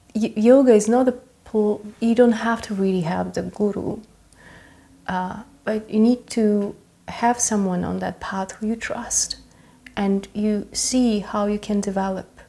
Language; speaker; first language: English; early bilingual, other home language; Russian